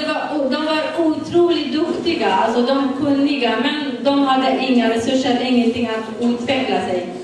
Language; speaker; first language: Swedish; non-native, fluent; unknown